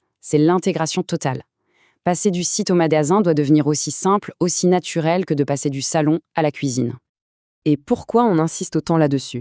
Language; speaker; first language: French; native; French